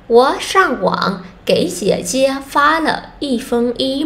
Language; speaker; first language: Chinese; non-native, fluent; Vietnamese